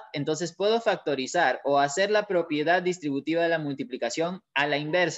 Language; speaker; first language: Spanish; native; Spanish